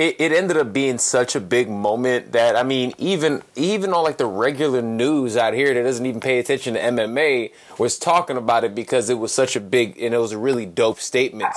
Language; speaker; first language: English; early bilingual, other home language; Spanish